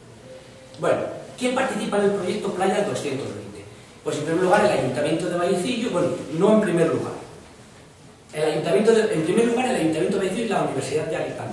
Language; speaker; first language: Spanish; native; Spanish